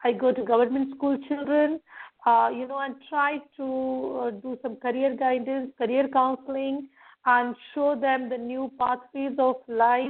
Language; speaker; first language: English; non-native, local second language; Marathi